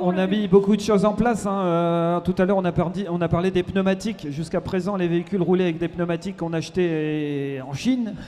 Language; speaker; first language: French; native; French